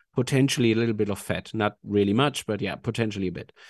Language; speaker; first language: English; non-native, fluent; German